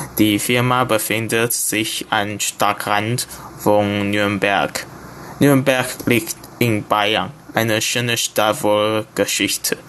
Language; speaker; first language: German; non-native, learner; Chinese